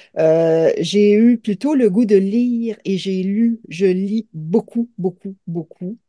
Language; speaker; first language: French; native; French